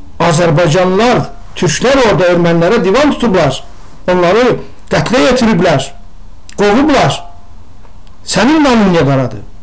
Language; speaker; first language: Azerbaijani; non-native, local second language; Talysh